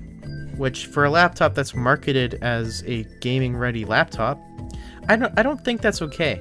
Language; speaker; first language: English; native; English